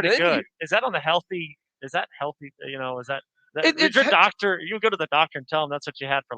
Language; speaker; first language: English; native; English